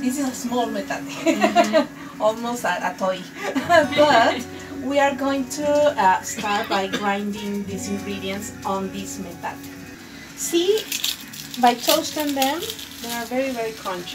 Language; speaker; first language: English; non-native, fluent; Spanish